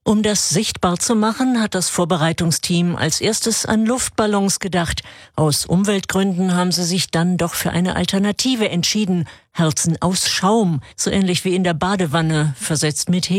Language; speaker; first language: German; native; German